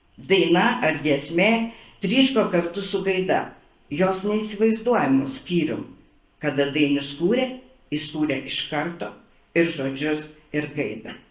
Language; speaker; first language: Lithuanian; native; Lithuanian